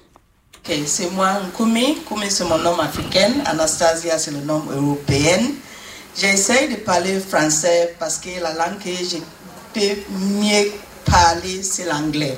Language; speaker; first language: French; non-native, learner; English